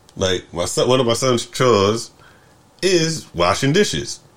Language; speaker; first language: English; native; English